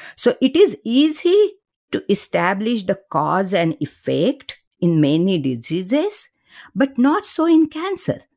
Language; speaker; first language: English; non-native, local second language; Marathi